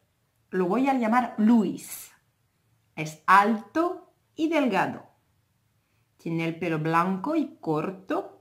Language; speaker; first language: Spanish; non-native, fluent; French